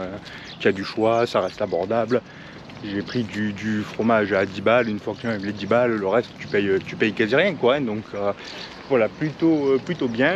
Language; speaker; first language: French; native; French